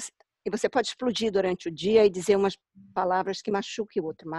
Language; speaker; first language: Portuguese; native; Portuguese